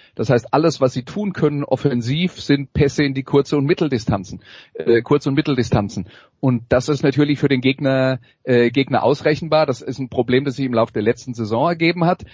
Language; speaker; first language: German; non-native, fluent; French